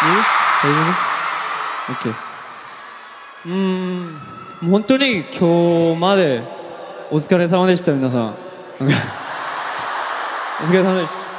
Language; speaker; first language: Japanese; non-native, learner; Korean